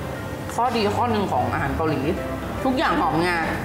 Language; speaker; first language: Thai; native; Thai